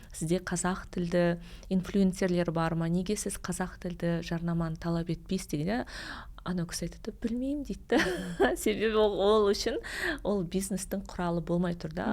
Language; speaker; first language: Kazakh; non-native, local second language; Russian